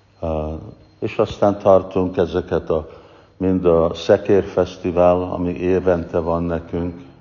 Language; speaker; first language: Hungarian; non-native, fluent; English